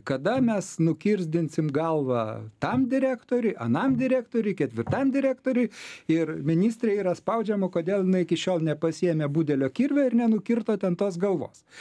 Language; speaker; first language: Lithuanian; native; Lithuanian